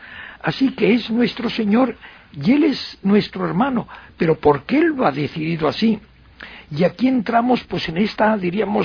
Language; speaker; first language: Spanish; native; Spanish